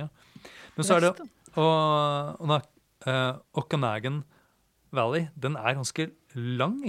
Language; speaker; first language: Norwegian; native; Norwegian